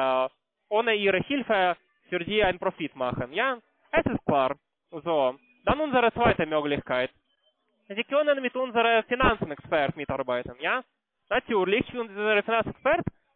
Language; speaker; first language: German; non-native, learner; Russian